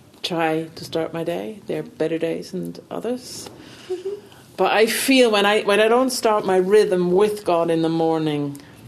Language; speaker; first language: English; non-native, fluent; German